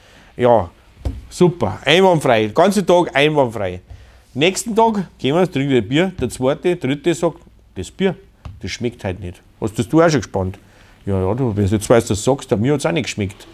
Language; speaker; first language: German; native; German